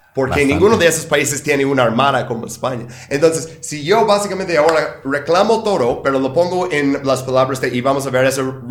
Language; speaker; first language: Spanish; non-native, fluent; English